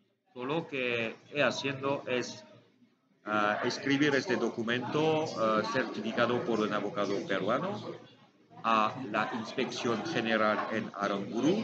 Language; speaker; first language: Spanish; non-native, learner; French